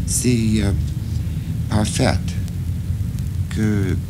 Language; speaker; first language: French; non-native, fluent; English